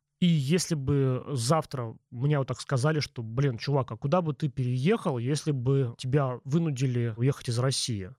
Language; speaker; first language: Russian; native; Russian